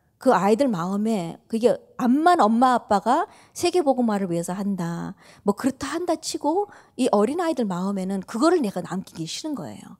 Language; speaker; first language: Korean; early bilingual, heritage; Korean